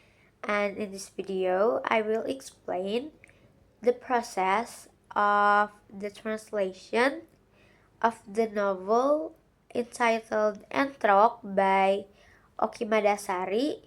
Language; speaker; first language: English; non-native, learner; Indonesian